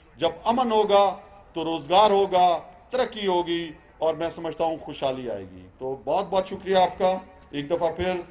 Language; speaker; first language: Urdu; non-native, local second language; Pashto